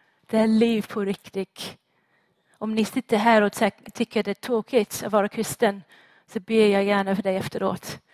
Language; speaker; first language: Swedish; non-native, fluent; English